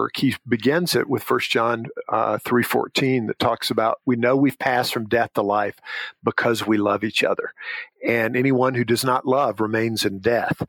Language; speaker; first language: English; native; English